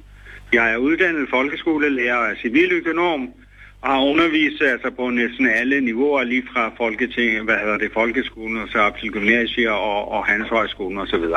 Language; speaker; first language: Danish; non-native, fluent; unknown